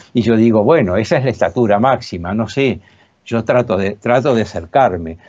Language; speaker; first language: Spanish; native; Spanish